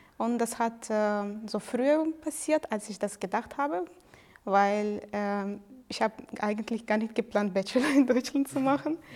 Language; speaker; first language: German; non-native, fluent; Ukrainian